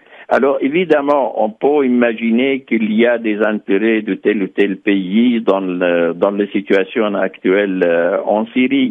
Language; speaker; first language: French; non-native, fluent; Arabic